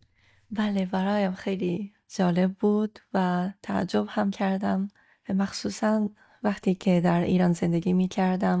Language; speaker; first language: Persian; non-native, fluent; Japanese